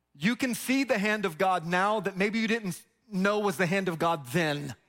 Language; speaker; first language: English; native; English